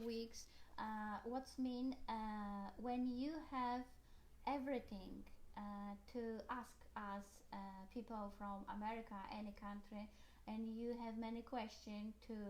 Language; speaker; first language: English; non-native, learner; Polish